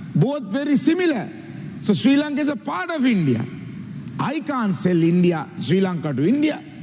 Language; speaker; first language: English; non-native, local second language; Sinhala